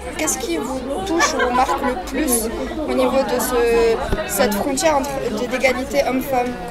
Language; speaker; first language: French; native; French